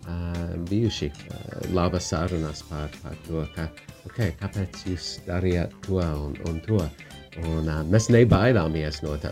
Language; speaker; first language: Latvian; non-native, fluent; English